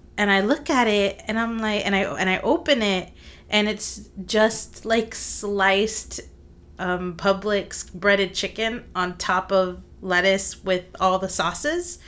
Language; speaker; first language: English; early bilingual, other home language; Spanish